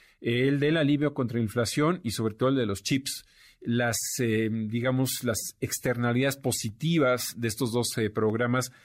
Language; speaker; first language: Spanish; native; Spanish